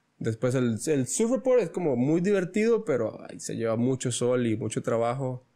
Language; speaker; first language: Spanish; native; Spanish